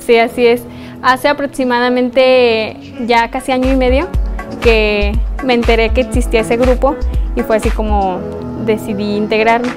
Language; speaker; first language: Spanish; native; Spanish